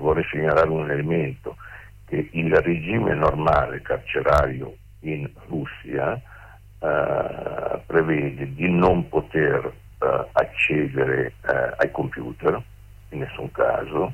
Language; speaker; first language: Italian; native; Italian